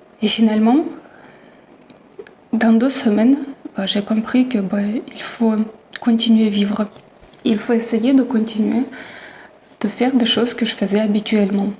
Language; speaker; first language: French; non-native, fluent; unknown